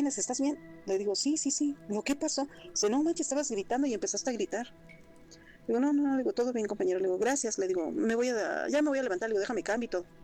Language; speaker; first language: Spanish; native; Spanish